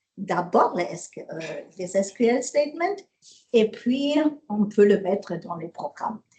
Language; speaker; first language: French; non-native, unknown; German